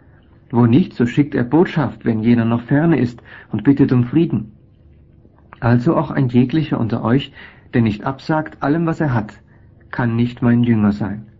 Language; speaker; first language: German; native; German